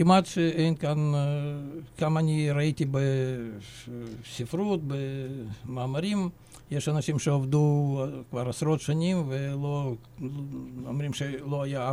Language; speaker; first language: Hebrew; non-native, fluent; Russian